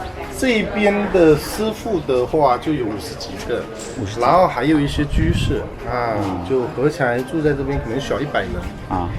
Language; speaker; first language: Chinese; native; Chinese